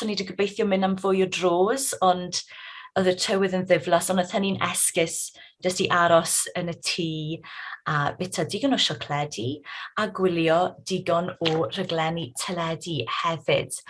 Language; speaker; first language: Welsh; native; Welsh